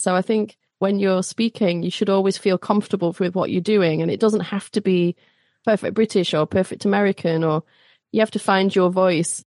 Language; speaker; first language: English; native; English